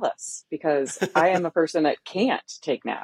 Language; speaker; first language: English; native; English